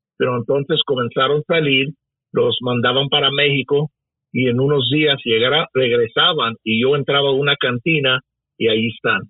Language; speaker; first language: Spanish; early bilingual, heritage; Spanish